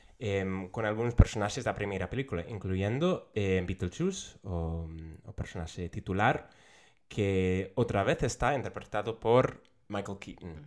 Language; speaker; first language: Galician; non-native, local second language; Spanish